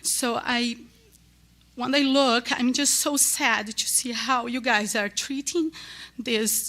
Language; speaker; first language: English; non-native, learner; Portuguese